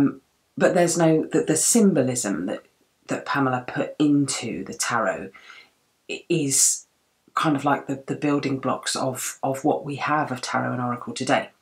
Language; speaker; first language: English; native; English